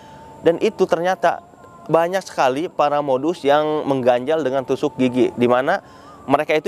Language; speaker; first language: Indonesian; native; Indonesian